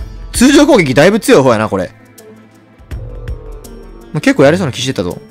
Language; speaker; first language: Japanese; native; Japanese